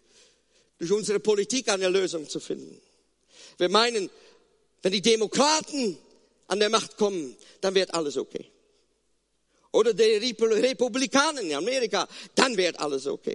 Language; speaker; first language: German; non-native, fluent; Afrikaans